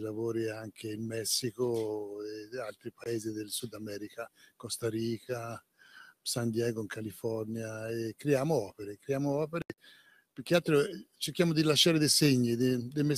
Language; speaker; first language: Italian; native; Italian